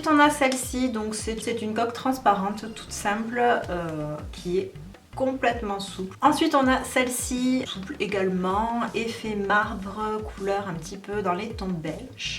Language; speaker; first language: French; native; French